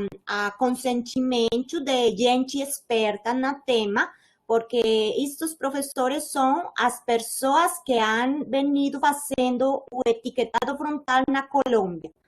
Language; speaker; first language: Portuguese; non-native, learner; Spanish